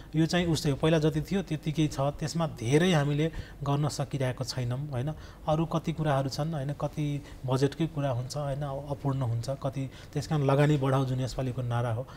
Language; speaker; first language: Nepali; non-native, local second language; Maithili